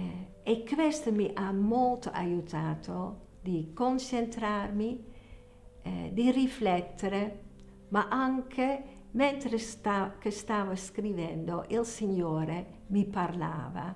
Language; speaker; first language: Italian; non-native, fluent; Dutch